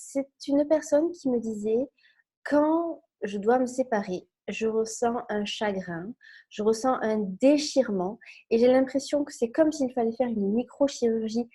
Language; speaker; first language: French; native; French